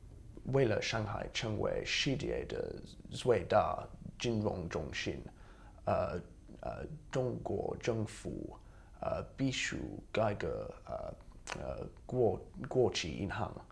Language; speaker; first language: Chinese; non-native, learner; English